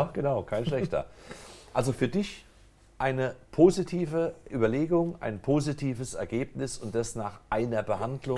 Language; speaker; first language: German; native; German